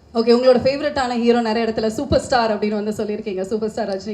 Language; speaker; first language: Tamil; native; Tamil